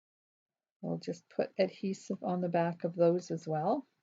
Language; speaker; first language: English; native; English